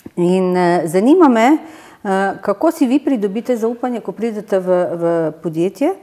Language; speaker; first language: Slovenian; native; Slovenian